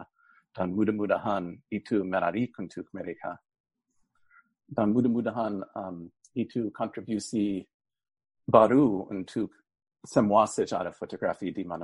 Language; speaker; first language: Indonesian; non-native, fluent; English